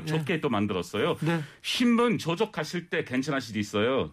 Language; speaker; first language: Korean; non-native, learner; English